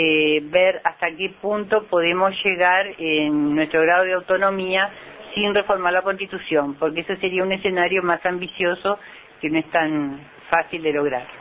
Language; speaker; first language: Spanish; native; Spanish